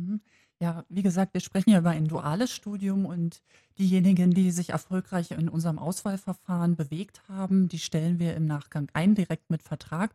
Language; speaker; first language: German; native; German